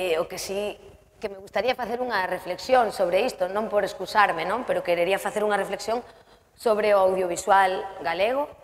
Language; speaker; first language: Galician; native; Galician